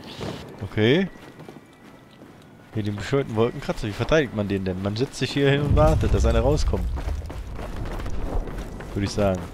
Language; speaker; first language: German; native; German